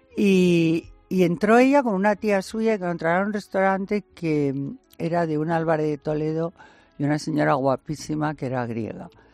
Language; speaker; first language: Spanish; native; Spanish